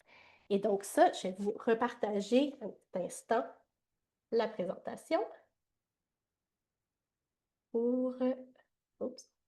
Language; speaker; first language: French; native; French